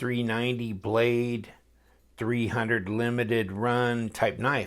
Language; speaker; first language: English; native; English